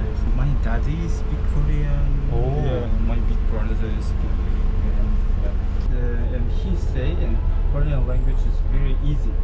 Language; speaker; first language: English; non-native, learner; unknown